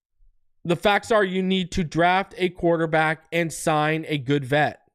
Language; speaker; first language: English; native; English